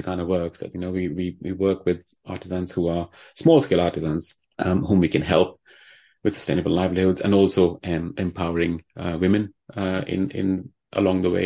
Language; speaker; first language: English; non-native, local second language; Hindi